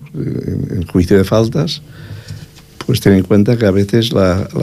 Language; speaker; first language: Spanish; native; Spanish